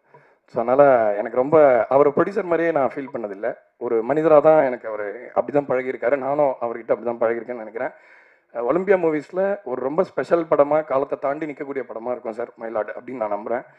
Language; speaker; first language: Tamil; native; Tamil